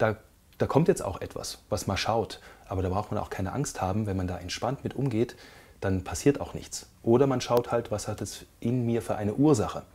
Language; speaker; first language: German; native; German